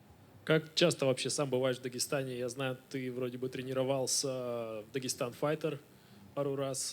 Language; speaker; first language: Russian; native; Russian